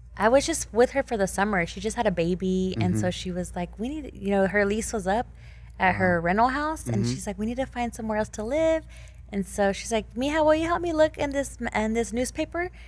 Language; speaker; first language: English; early bilingual, other home language; Spanish